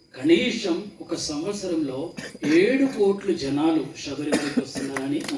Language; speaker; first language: Telugu; non-native, fluent; Malayalam